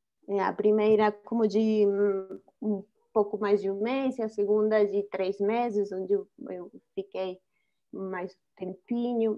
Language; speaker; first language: Portuguese; non-native, fluent; Spanish